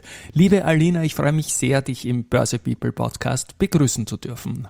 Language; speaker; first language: German; native; German